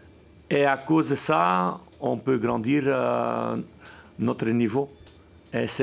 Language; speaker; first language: French; non-native, fluent; Dutch